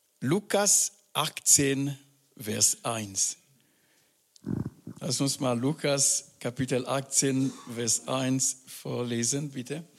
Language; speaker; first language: German; non-native, fluent; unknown